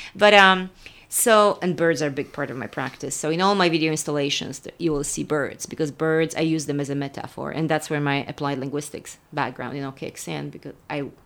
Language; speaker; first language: English; non-native, fluent; Polish